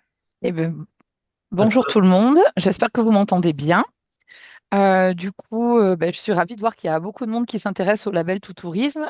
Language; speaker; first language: French; native; French